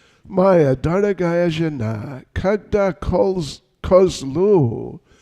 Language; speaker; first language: Russian; non-native, learner; English